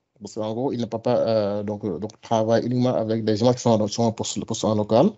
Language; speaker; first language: French; non-native, local second language; Wolof